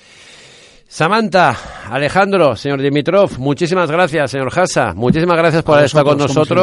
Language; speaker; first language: Spanish; native; Spanish